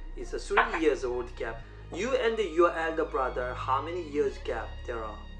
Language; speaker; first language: English; non-native, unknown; Korean